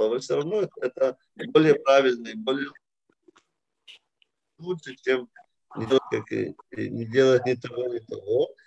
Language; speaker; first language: Russian; early bilingual, heritage; Russian